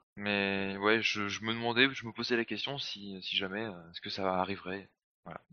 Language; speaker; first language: French; native; French